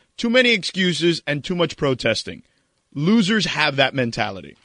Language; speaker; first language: English; early bilingual, other home language; Spanish